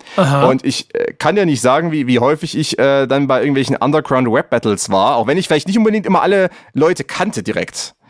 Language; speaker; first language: German; native; German